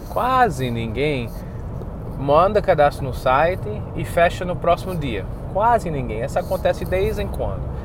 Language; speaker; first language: Portuguese; non-native, fluent; English